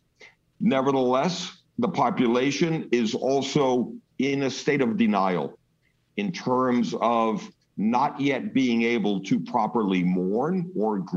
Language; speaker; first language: English; native; English